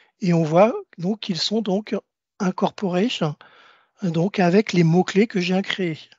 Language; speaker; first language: French; native; French